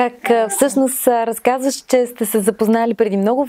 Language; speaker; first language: Bulgarian; native; Bulgarian